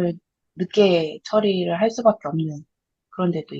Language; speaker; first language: Korean; native; Korean